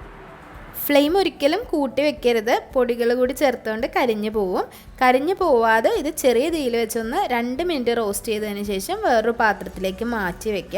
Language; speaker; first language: Malayalam; native; Malayalam